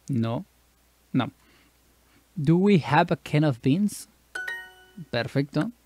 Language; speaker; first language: English; non-native, learner; Spanish